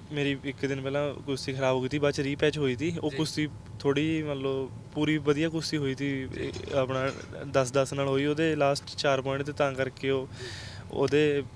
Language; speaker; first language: Punjabi; native; Punjabi